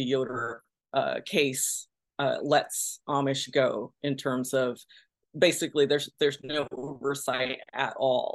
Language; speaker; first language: English; early bilingual, other home language; Pennsylvania German